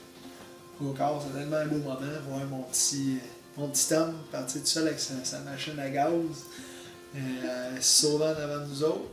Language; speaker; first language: French; native; French